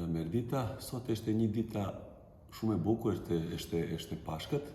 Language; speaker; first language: Albanian; non-native, fluent; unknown